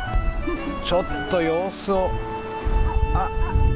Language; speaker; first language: Japanese; native; Japanese